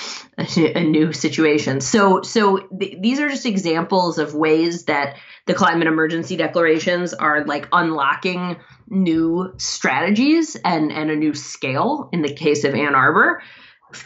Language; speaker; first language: English; native; English